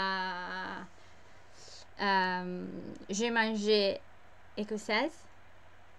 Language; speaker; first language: French; non-native, learner; English